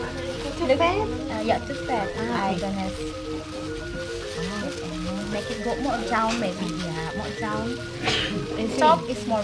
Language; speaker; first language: English; non-native, learner; Balinese